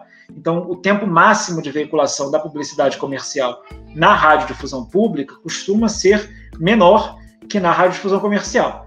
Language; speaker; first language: Portuguese; native; Portuguese